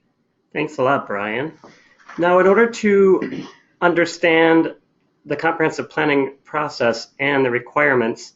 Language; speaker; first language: English; native; English